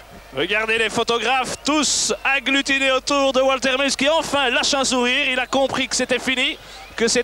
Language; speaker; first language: French; native; French